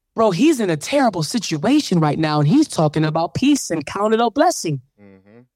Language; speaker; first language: English; native; English